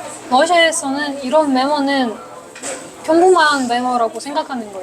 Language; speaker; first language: Korean; non-native, fluent; Russian